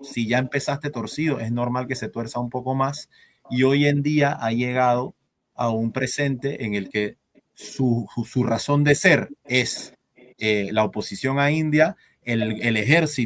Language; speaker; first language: Spanish; native; Spanish